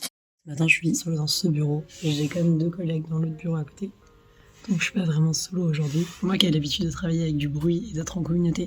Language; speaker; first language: French; native; French